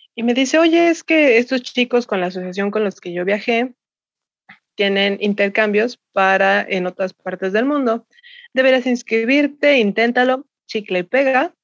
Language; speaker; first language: Spanish; native; Spanish